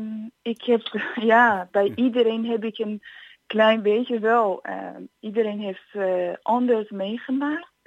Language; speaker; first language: Dutch; non-native, fluent; Persian